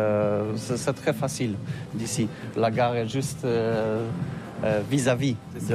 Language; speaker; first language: French; non-native, fluent; Polish